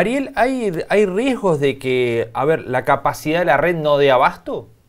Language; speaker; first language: Spanish; native; Spanish